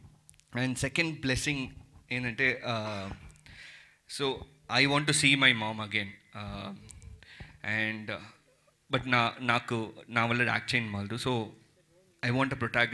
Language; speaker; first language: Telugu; early bilingual, heritage; Telugu